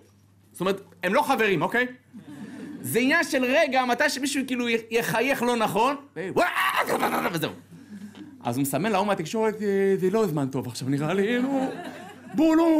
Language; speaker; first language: Hebrew; native; Hebrew